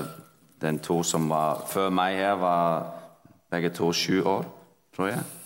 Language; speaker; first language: Danish; non-native, fluent; Icelandic